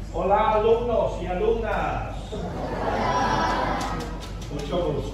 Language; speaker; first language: Spanish; non-native, fluent; English